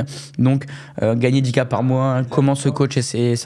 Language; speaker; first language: French; native; French